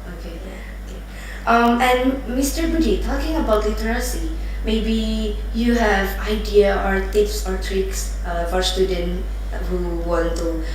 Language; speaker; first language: English; non-native, learner; Indonesian